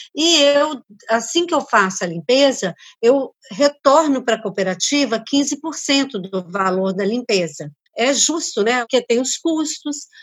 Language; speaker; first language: Portuguese; native; Portuguese